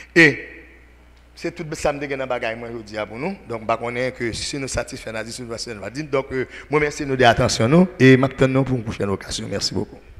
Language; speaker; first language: French; non-native, local second language; Haitian Creole